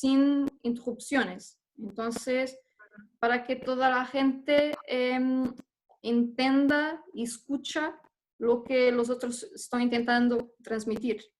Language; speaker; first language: Spanish; non-native, fluent; Portuguese